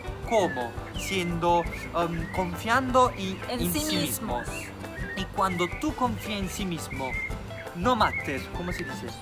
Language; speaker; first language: Spanish; non-native, fluent; Italian